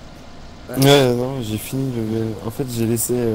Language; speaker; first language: French; native; French